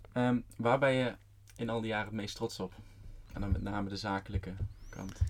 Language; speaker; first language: Dutch; native; Dutch